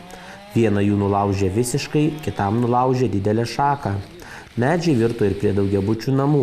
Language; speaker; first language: Lithuanian; native; Lithuanian